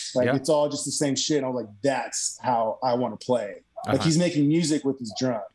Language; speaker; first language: English; native; English